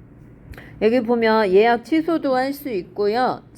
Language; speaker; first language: Korean; native; Korean